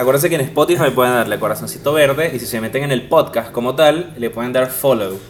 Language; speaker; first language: Spanish; native; Spanish